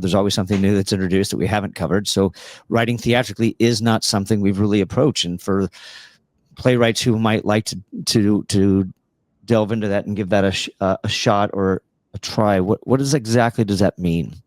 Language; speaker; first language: English; native; English